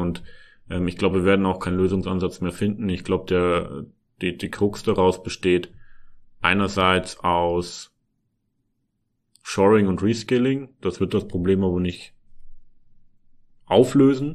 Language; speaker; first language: German; native; German